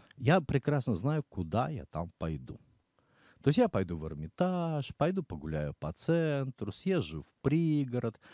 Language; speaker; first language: Russian; native; Russian